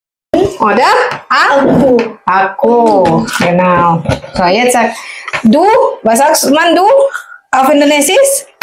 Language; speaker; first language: German; non-native, learner; Indonesian